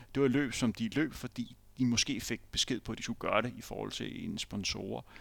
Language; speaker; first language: Danish; native; Danish